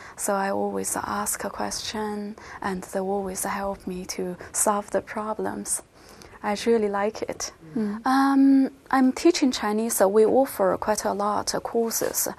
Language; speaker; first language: English; non-native, fluent; Chinese